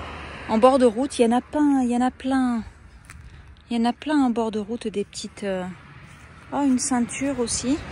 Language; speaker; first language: French; native; French